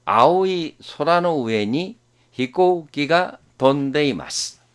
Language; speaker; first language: Japanese; non-native, fluent; Korean